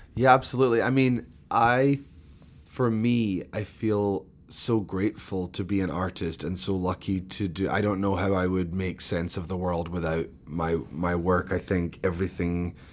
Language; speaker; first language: English; native; English